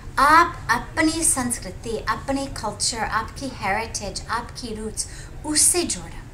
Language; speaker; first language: Hindi; non-native, fluent; English